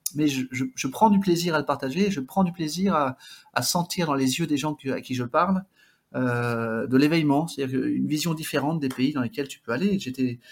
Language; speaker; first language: French; native; French